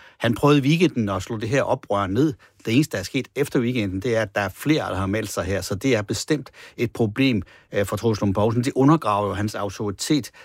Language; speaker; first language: Danish; native; Danish